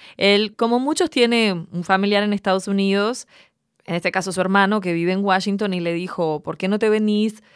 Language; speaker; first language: Spanish; native; Spanish